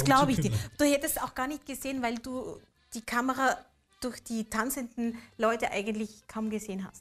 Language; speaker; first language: German; native; German